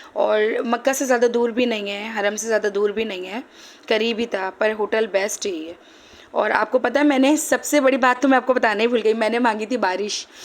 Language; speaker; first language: Hindi; native; Hindi